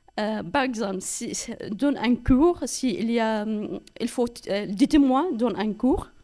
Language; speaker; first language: French; non-native, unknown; Arabic